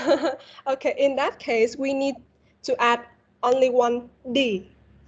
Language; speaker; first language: English; non-native, fluent; Vietnamese